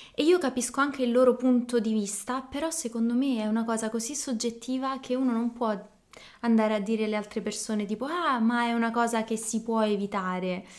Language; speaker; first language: Italian; native; Italian